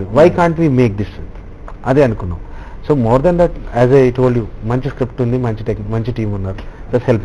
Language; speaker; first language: Telugu; native; Telugu